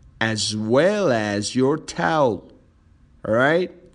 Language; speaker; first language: English; non-native, fluent; Persian